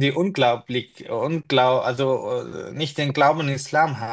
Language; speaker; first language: German; non-native, fluent; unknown